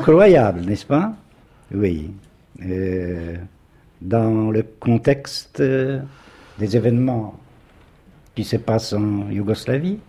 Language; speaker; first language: French; non-native, fluent; Polish